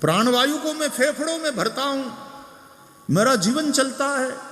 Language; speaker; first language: Hindi; non-native, local second language; Gujarati